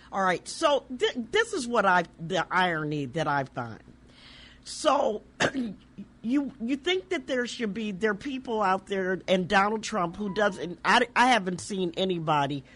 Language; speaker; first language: English; native; English